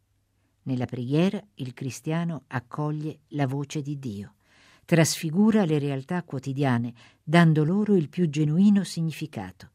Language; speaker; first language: Italian; native; Italian